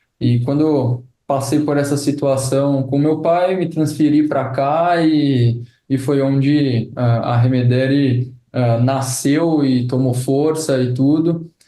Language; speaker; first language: Portuguese; native; Portuguese